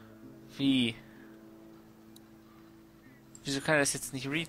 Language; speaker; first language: German; native; German